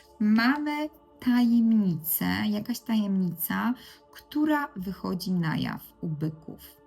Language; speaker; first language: Polish; native; Polish